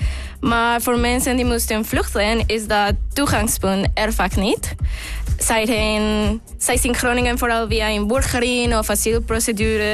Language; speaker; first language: Dutch; non-native, fluent; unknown